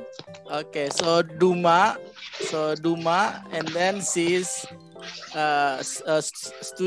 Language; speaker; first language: English; non-native, fluent; Indonesian